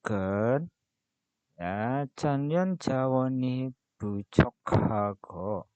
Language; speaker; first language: Korean; non-native, fluent; Indonesian